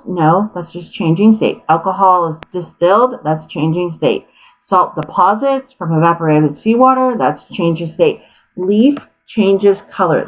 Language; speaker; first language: English; native; English